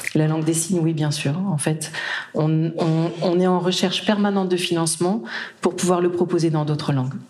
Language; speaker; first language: French; native; French